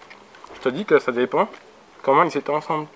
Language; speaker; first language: French; native; French